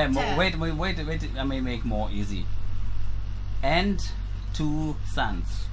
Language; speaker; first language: English; non-native, learner; German